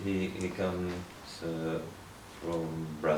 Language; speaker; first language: English; non-native, learner; Hungarian